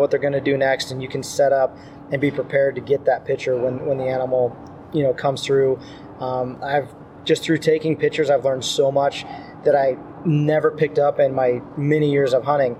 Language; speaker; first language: English; native; English